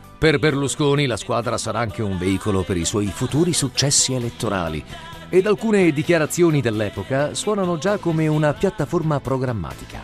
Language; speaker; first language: Italian; native; Italian